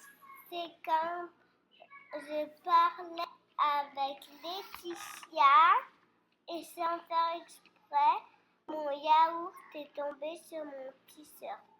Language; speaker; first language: French; non-native, learner; Portuguese